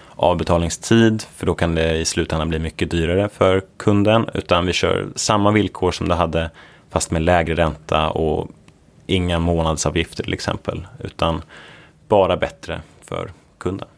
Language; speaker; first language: Swedish; native; Swedish